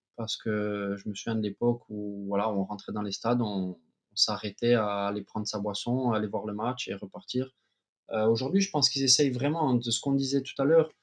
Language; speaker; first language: French; native; French